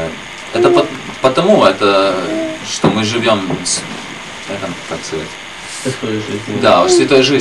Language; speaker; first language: Russian; non-native, local second language; Latvian